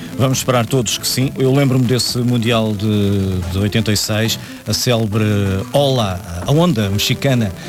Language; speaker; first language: Portuguese; native; Portuguese